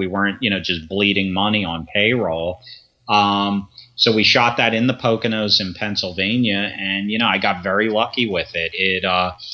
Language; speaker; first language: English; native; English